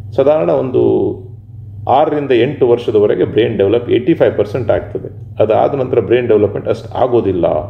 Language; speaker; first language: Kannada; native; Kannada